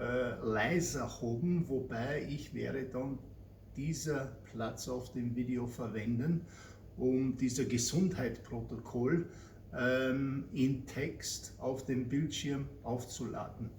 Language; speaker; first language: German; non-native, learner; English